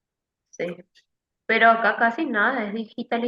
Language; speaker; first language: Spanish; native; Spanish